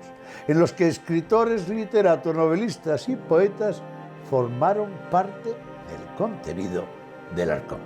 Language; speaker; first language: Spanish; native; Spanish